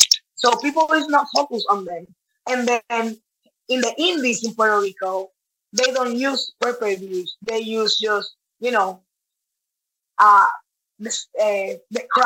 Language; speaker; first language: English; non-native, learner; Spanish